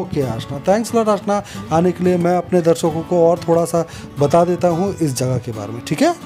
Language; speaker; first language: Hindi; native; Hindi